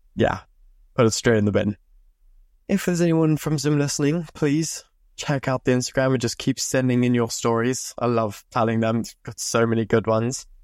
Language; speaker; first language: English; native; English